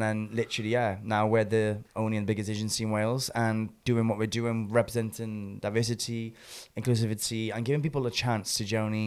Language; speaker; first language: English; native; English